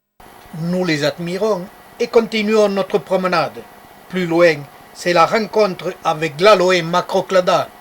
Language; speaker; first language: French; native; French